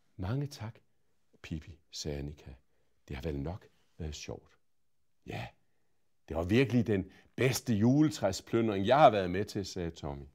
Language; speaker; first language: Danish; native; Danish